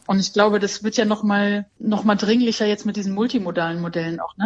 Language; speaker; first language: German; native; German